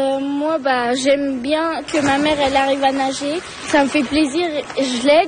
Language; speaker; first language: French; early bilingual, other home language; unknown